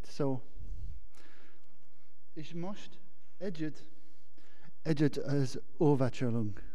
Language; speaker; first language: Hungarian; non-native, learner; English